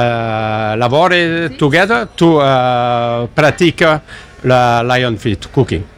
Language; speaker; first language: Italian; non-native, learner; English